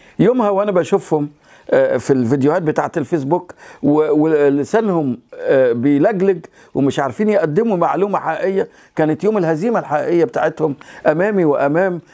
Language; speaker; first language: Arabic; native; Arabic